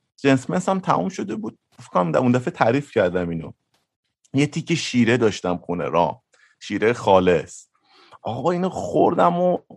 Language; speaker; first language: Persian; native; Persian